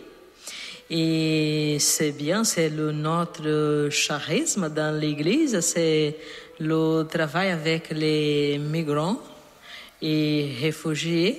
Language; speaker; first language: French; non-native, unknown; Portuguese